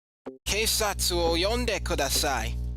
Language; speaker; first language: Japanese; non-native, learner; English